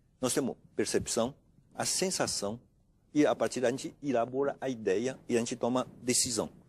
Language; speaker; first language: Portuguese; non-native, fluent; Chinese